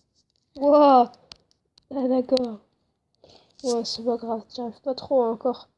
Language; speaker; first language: French; native; French